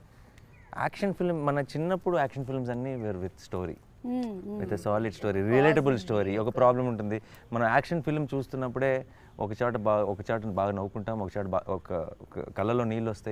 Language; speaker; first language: Telugu; native; Telugu